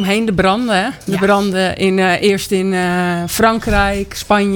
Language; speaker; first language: Dutch; native; Dutch